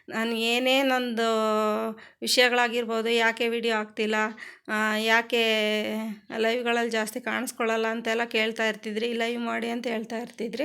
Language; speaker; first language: Kannada; native; Kannada